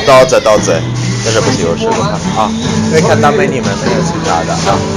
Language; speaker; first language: Chinese; non-native, learner; Italian